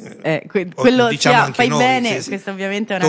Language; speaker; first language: Italian; native; Italian